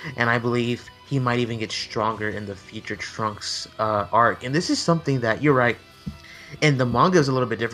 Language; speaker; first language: English; native; English